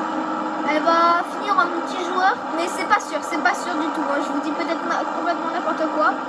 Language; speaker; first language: French; native; French